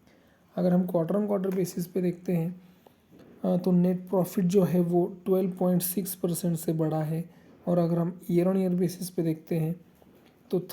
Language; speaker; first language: Hindi; non-native, local second language; Marathi